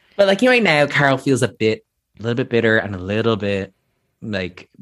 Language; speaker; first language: English; native; English